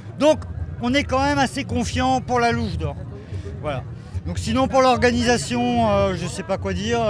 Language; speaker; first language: French; native; French